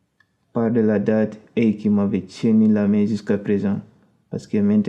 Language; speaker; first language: French; non-native, fluent; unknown